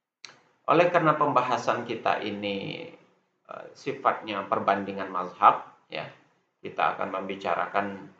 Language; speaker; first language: Indonesian; native; Indonesian